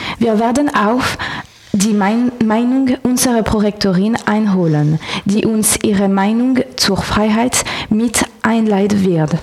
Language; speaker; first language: German; non-native, learner; French